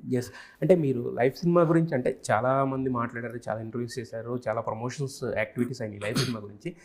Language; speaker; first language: Telugu; native; Telugu